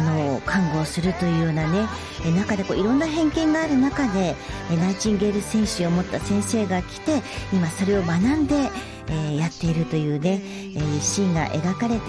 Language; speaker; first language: Japanese; native; Japanese